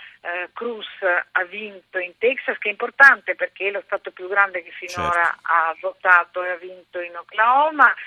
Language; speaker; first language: Italian; native; Italian